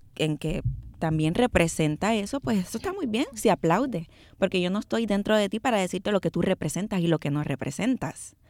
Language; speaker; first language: Spanish; native; Spanish